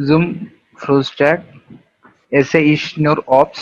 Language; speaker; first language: German; non-native, learner; Malayalam